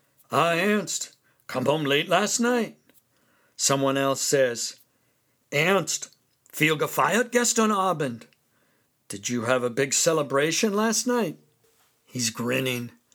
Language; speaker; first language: English; native; English